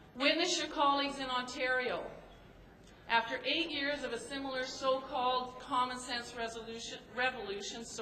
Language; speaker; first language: English; native; English